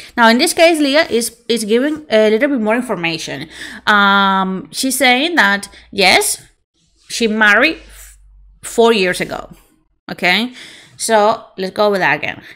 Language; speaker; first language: English; non-native, fluent; Spanish